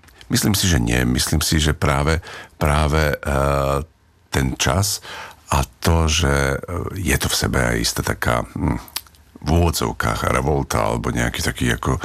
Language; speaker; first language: Slovak; native; Slovak